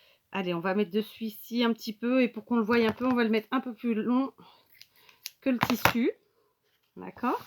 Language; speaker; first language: French; native; French